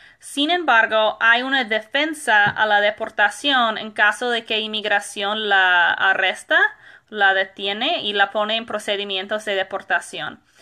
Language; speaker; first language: Spanish; non-native, fluent; English